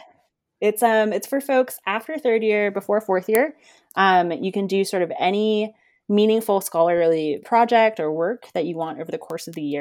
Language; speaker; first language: English; native; English